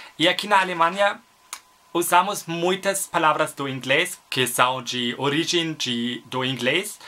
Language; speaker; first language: Portuguese; non-native, learner; German